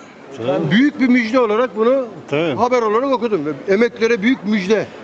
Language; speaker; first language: Turkish; native; Turkish